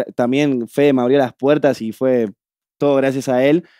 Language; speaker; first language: Spanish; native; Spanish